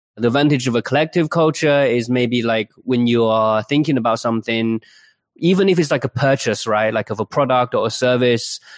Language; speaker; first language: English; early bilingual, other home language; Chinese